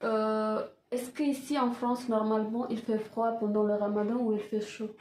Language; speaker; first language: French; non-native, learner; Indonesian